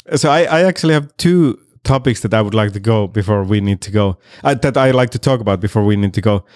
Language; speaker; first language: English; non-native, fluent; Finnish